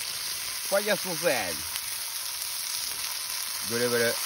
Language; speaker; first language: Japanese; native; Japanese